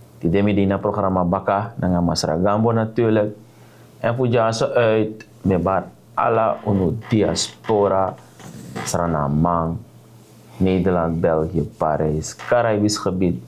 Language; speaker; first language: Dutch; non-native, local second language; Sranan Tongo